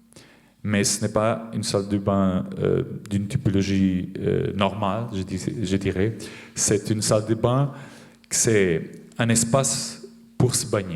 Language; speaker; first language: French; non-native, fluent; Portuguese